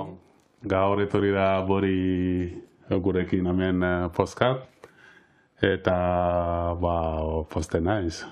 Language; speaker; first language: Basque; non-native, local second language; Spanish